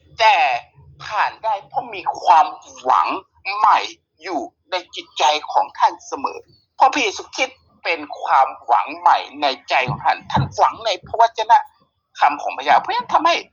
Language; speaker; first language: Thai; native; Thai